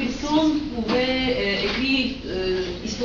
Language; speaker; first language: French; non-native, learner; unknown